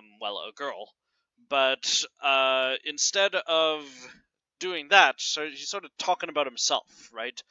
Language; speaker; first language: English; native; English